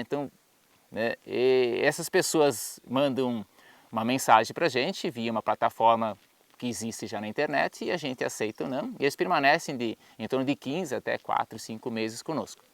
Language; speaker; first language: Portuguese; native; Portuguese